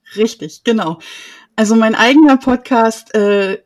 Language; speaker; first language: German; native; German